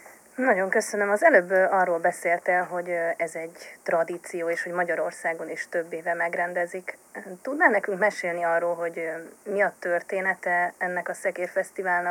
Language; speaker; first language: Hungarian; native; Hungarian